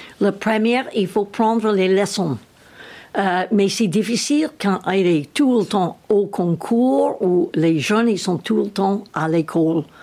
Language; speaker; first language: French; non-native, learner; English